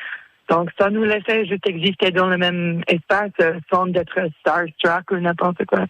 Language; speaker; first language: French; non-native, fluent; English